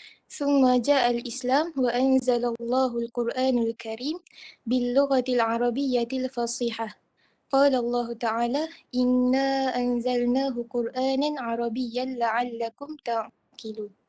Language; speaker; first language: Arabic; non-native, learner; Malay